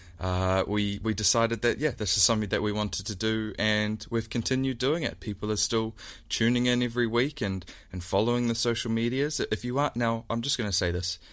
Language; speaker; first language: English; native; English